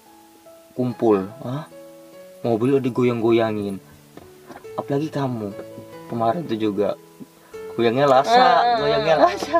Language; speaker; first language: Indonesian; native; Indonesian